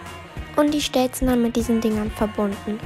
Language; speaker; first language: German; native; German